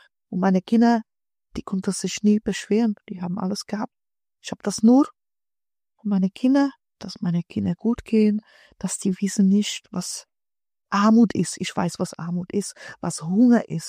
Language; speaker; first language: German; early bilingual, other home language; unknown